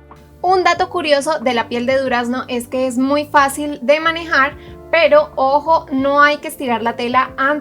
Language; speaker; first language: Spanish; native; Spanish